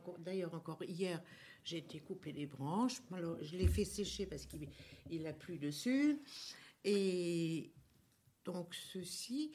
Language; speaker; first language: French; native; French